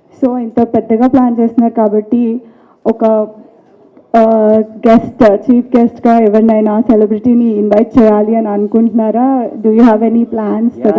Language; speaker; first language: Telugu; native; Telugu